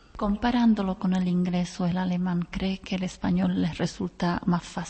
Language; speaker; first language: Spanish; non-native, fluent; Czech